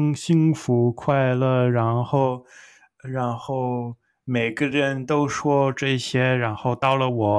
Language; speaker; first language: Chinese; non-native, fluent; English